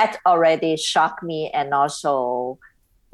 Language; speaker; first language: English; non-native, local second language; Cantonese